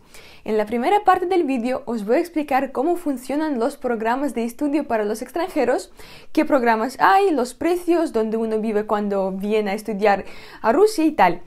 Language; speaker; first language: Spanish; non-native, fluent; Russian